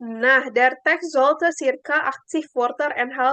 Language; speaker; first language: German; non-native, fluent; Indonesian